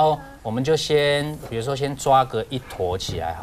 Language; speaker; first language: Chinese; native; Chinese